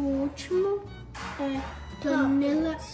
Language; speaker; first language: Portuguese; early bilingual, heritage; English